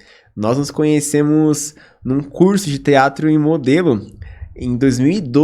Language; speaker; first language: Portuguese; native; Portuguese